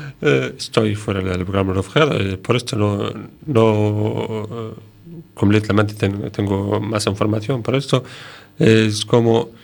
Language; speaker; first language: Spanish; non-native, learner; Arabic